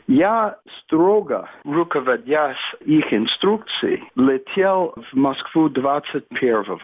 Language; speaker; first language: Russian; non-native, fluent; English